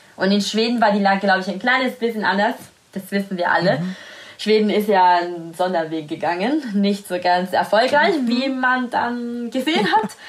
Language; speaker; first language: German; non-native, fluent; Italian